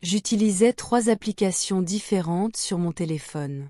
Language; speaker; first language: French; non-native, fluent; Portuguese